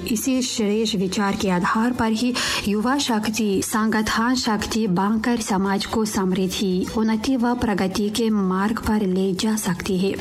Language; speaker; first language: Hindi; non-native, fluent; Tajik